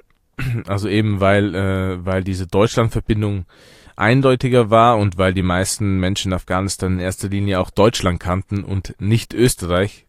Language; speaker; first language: German; early bilingual, other home language; Persian